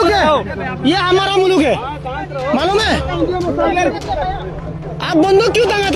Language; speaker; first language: Hindi; non-native, learner; Bangla